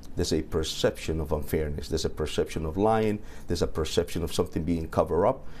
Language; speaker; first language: English; early bilingual, other home language; Spanish